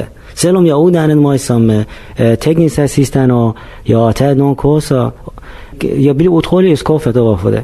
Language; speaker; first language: Danish; non-native, fluent; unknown